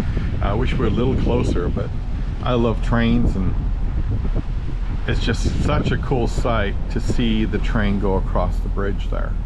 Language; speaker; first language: English; native; English